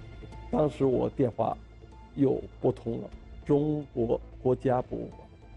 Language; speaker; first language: Chinese; native; Chinese